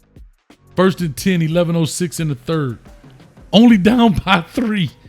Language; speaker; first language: English; native; English